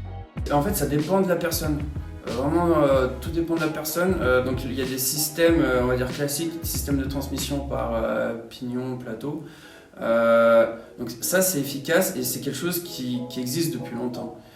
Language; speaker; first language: French; native; French